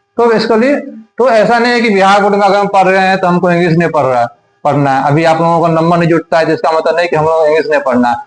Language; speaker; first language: Hindi; native; Hindi